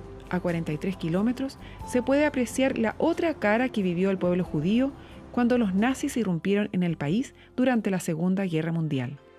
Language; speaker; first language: Spanish; native; Spanish